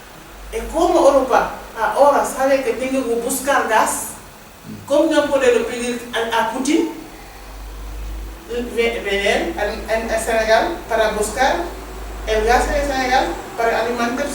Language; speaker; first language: Spanish; non-native, learner; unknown